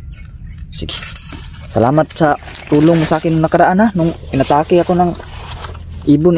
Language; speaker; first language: Filipino; non-native, local second language; Cebuano